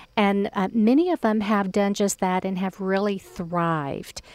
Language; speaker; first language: English; native; English